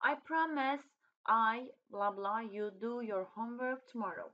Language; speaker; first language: English; non-native, fluent; Turkish